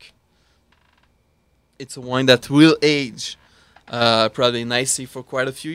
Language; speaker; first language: English; non-native, fluent; French